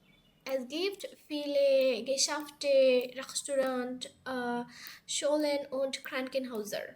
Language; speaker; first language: German; non-native, learner; Bangla